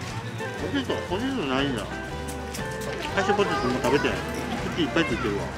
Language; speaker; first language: Japanese; native; Japanese